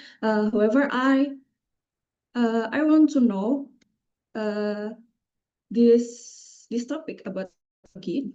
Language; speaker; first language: English; non-native, fluent; Indonesian